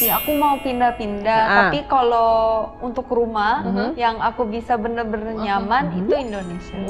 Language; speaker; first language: Indonesian; early bilingual, other home language; Korean